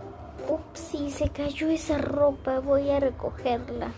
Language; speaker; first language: Spanish; native; Spanish